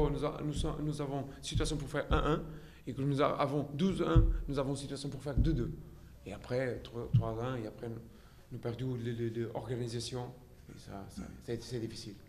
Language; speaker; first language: French; non-native, learner; Portuguese